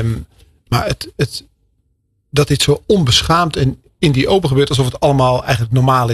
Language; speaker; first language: Dutch; native; Dutch